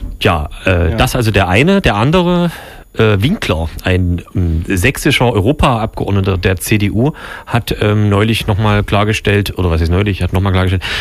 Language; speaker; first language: German; native; German